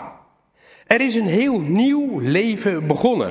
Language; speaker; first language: Dutch; native; Dutch